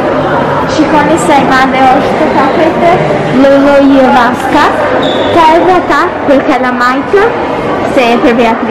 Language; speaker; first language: Albanian; early bilingual, heritage; Albanian